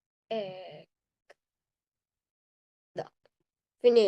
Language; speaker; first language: English; non-native, learner; Vietnamese